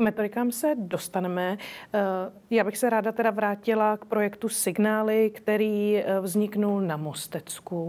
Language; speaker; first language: Czech; native; Czech